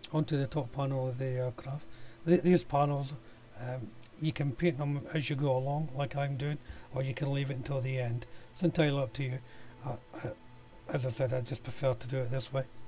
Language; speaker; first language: English; native; English